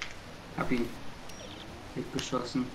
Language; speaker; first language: German; native; German